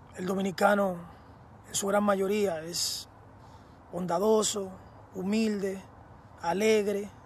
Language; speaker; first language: Spanish; early bilingual, heritage; Spanish